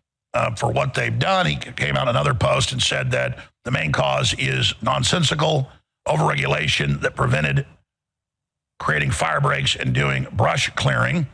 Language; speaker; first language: English; native; English